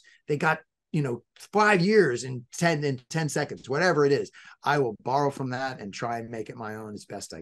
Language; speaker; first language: English; native; English